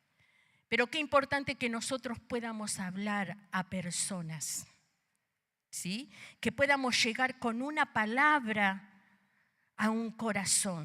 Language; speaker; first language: Spanish; native; Spanish